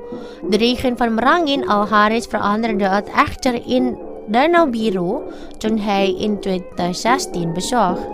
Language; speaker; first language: Dutch; non-native, fluent; Indonesian